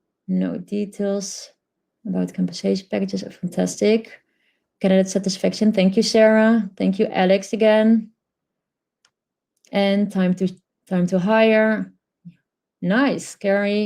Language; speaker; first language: English; non-native, fluent; Dutch